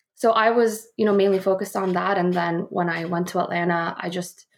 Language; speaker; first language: English; early bilingual, other home language; Korean